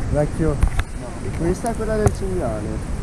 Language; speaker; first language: Italian; native; Italian